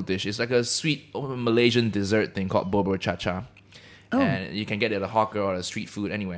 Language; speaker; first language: English; non-native, local second language; Cantonese